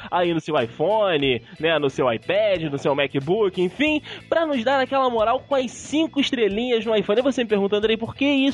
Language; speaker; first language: Portuguese; native; Portuguese